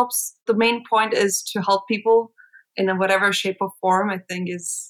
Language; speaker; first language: English; non-native, fluent; Turkish